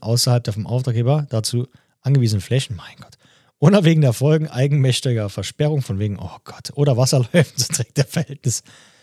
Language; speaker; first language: German; native; German